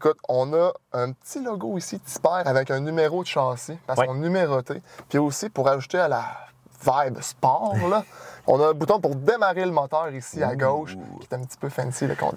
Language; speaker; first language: French; native; French